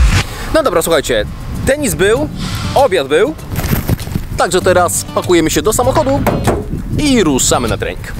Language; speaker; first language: Polish; native; Polish